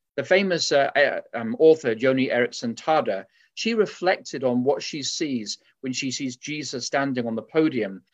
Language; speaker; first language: English; native; English